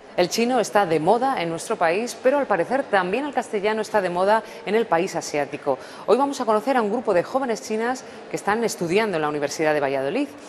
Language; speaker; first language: Spanish; native; Spanish